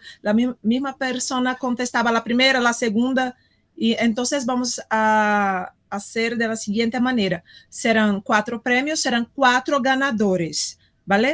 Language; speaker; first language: Spanish; non-native, fluent; Portuguese